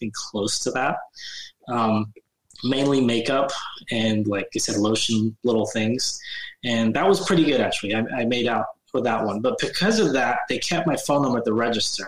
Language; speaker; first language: English; native; English